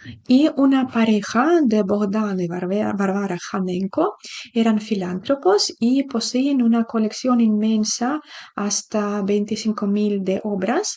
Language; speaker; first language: Spanish; non-native, fluent; Ukrainian